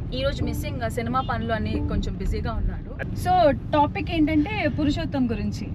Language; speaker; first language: Telugu; native; Telugu